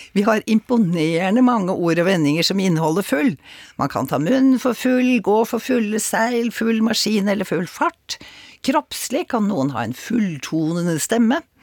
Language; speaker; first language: Norwegian; native; Norwegian